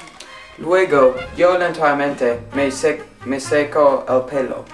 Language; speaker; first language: Spanish; non-native, learner; English